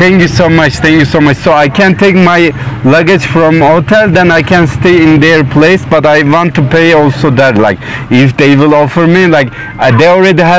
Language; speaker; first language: English; non-native, learner; Turkish